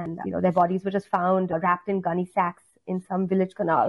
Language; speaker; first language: English; non-native, local second language; Hindi